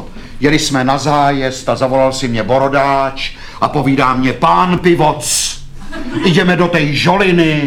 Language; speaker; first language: Czech; native; Czech